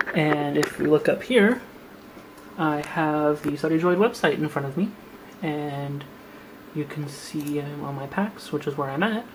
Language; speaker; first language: English; native; English